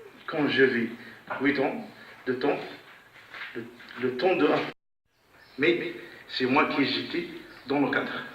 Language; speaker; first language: French; non-native, learner; Arabic